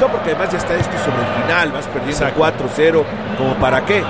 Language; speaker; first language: Spanish; native; Spanish